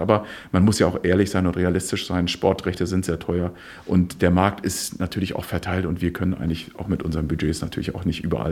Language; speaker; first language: German; native; German